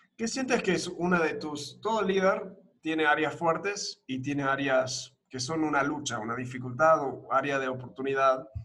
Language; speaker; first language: Spanish; early bilingual, other home language; English